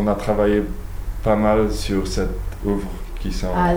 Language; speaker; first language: French; non-native, fluent; Polish